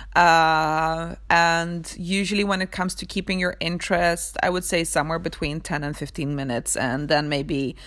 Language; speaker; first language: English; early bilingual, other home language; Swedish